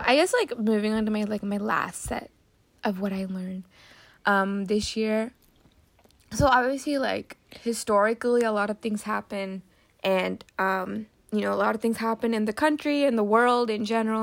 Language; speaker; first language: English; native; English